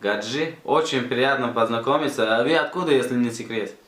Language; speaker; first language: Russian; non-native, fluent; Tajik